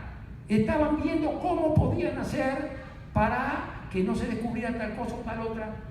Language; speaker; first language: Spanish; native; Spanish